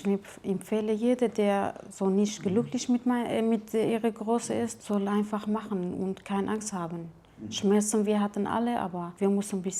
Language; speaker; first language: German; non-native, fluent; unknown